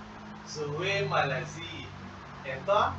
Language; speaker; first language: French; non-native, learner; Malay